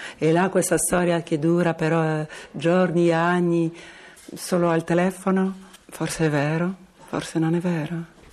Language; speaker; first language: Italian; non-native, fluent; French